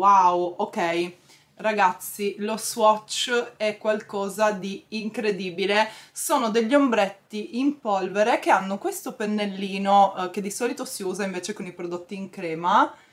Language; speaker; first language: Italian; native; Italian